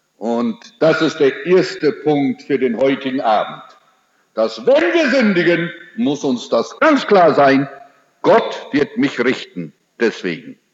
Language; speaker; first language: German; early bilingual, heritage; German